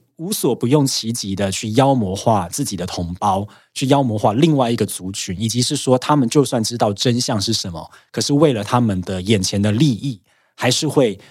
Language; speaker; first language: Chinese; native; Chinese